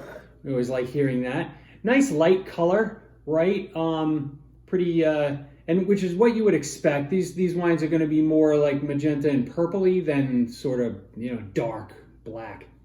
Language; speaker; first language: English; native; English